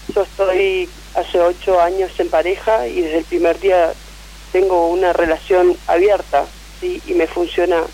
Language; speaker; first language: Spanish; native; Spanish